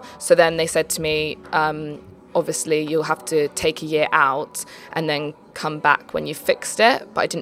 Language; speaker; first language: English; native; English